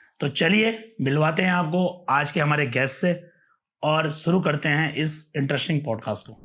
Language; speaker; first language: Hindi; native; Hindi